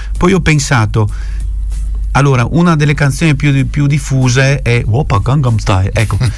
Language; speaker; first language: Italian; native; Italian